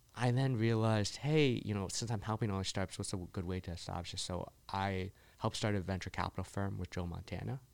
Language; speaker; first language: English; early bilingual, other home language; Chinese